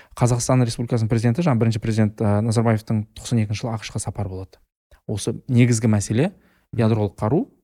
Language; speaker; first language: Kazakh; native; Kazakh